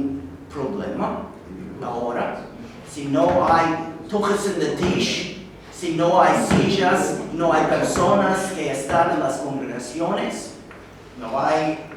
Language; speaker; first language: Spanish; non-native, fluent; English